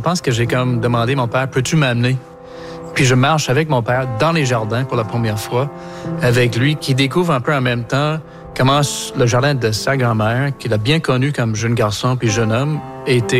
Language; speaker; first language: French; non-native, local second language; English